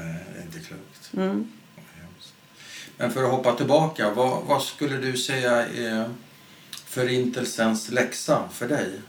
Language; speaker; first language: Swedish; native; Swedish